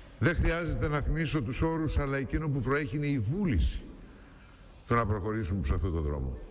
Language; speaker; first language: Greek; native; Greek